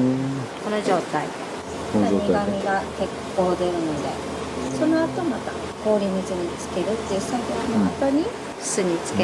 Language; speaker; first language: Japanese; native; Japanese